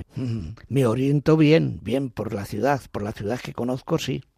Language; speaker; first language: Spanish; native; Spanish